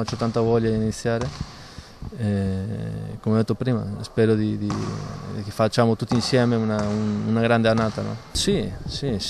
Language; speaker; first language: Italian; non-native, fluent; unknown